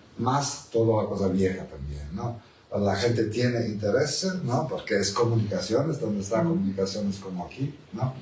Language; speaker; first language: Spanish; non-native, learner; Italian